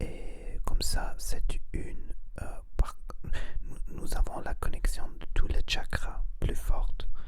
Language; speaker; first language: French; non-native, learner; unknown